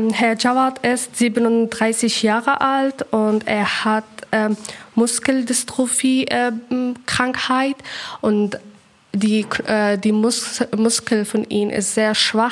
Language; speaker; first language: German; non-native, learner; Persian